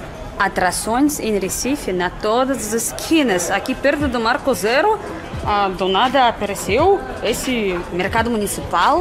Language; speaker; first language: Portuguese; non-native, fluent; Russian